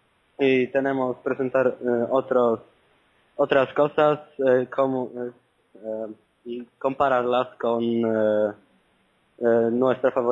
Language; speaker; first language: Spanish; non-native, learner; Polish